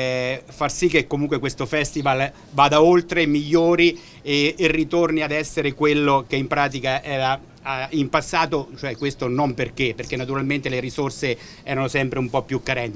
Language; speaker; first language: Italian; native; Italian